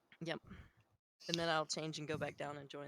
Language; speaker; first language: English; native; English